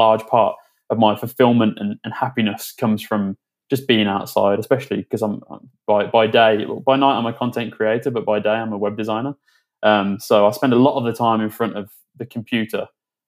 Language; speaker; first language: English; native; English